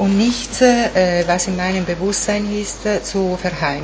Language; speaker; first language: German; non-native, fluent; Italian